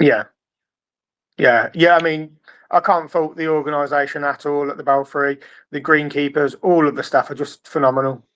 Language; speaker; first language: English; native; English